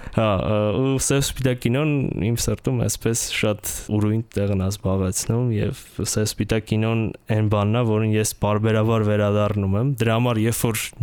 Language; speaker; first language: Armenian; native; Armenian